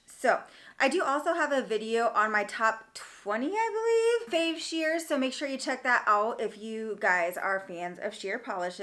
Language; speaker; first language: English; native; English